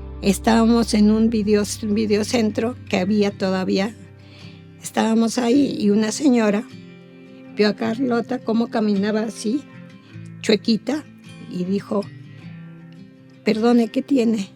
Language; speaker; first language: Spanish; native; Spanish